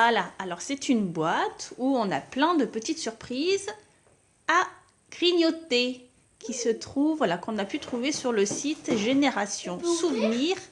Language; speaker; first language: French; native; French